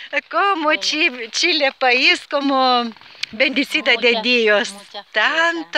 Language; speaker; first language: Spanish; non-native, learner; Lithuanian